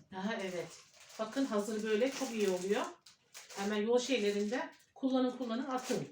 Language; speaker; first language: Turkish; native; Turkish